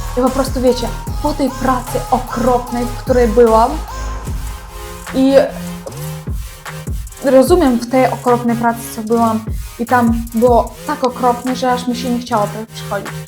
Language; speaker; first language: Polish; non-native, learner; Ukrainian